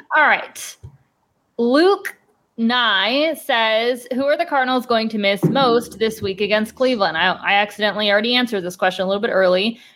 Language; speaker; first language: English; native; English